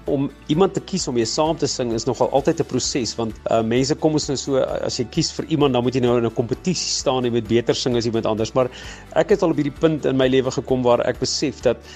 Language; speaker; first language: Afrikaans; native; Afrikaans